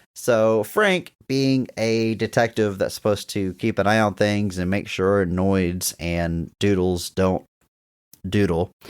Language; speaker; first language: English; native; English